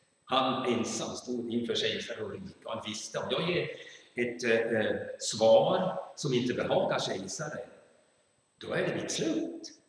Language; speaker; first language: Swedish; non-native, fluent; German